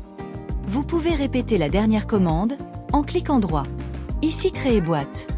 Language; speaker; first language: French; native; French